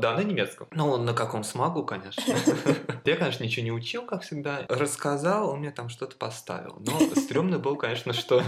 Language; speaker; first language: Russian; native; Russian